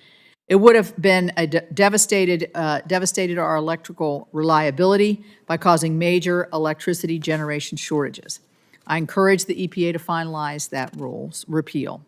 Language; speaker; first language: English; native; English